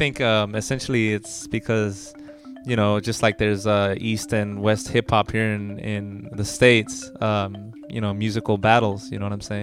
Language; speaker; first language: English; native; English